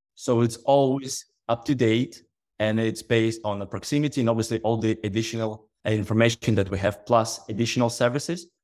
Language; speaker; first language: English; non-native, fluent; Russian